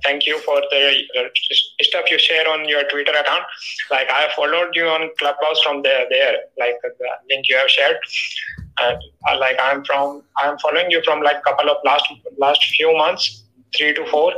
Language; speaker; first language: English; non-native, local second language; Hindi